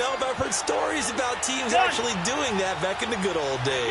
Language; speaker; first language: English; native; English